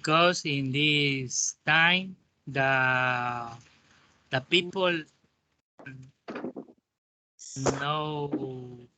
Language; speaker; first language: English; non-native, learner; Spanish